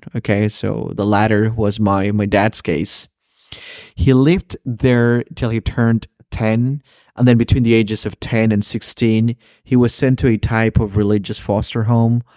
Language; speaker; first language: English; early bilingual, other home language; Spanish